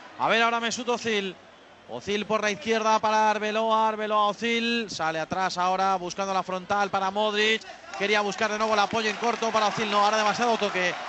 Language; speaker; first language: Spanish; native; Spanish